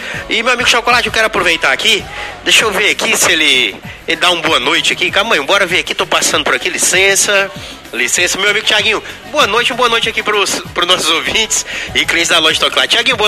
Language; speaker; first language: Portuguese; native; Portuguese